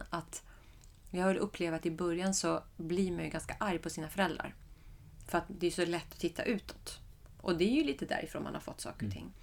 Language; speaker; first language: Swedish; early bilingual, other home language; Persian